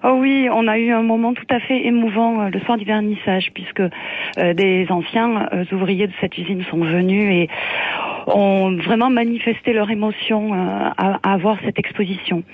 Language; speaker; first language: French; native; French